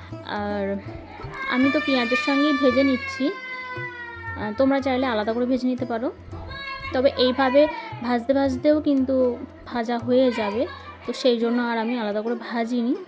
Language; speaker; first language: Bangla; native; Bangla